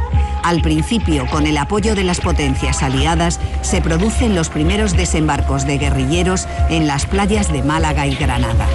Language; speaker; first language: Spanish; native; Spanish